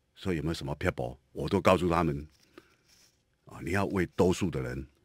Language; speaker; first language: Chinese; native; Chinese